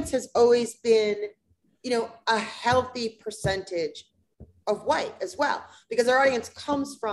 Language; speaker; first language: English; native; English